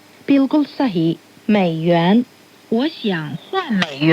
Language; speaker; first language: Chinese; non-native, fluent; Hindi